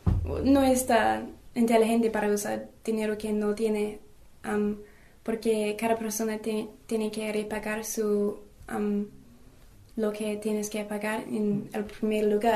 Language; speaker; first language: Spanish; non-native, learner; English